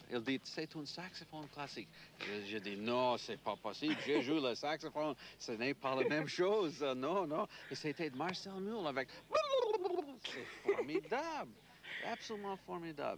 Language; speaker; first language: French; non-native, learner; English